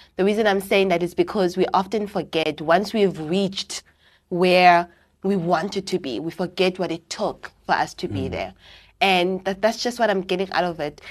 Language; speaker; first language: English; non-native, local second language; Xhosa